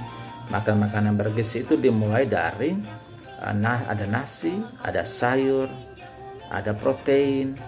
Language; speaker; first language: Indonesian; native; Indonesian